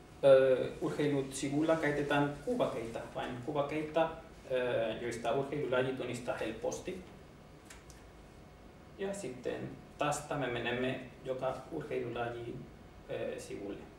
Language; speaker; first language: Finnish; non-native, learner; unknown